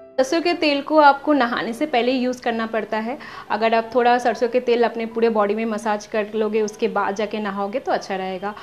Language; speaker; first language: Hindi; non-native, local second language; Bangla